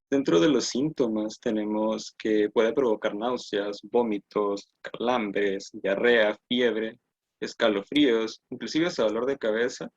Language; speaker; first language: Spanish; native; Spanish